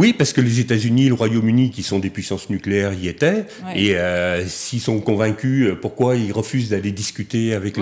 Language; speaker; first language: French; native; French